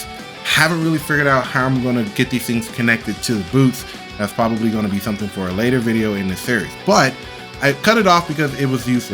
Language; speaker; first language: English; native; English